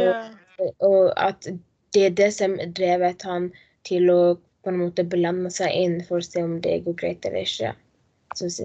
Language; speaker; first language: Norwegian; non-native, learner; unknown